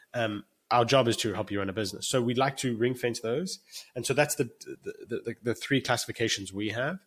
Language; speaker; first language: English; native; English